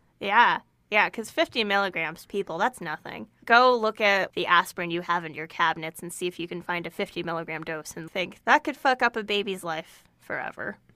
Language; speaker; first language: English; native; English